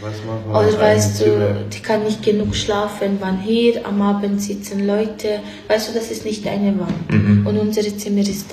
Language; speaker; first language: German; non-native, learner; Romany